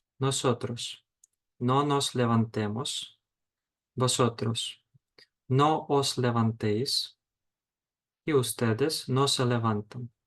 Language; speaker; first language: Spanish; non-native, fluent; Ukrainian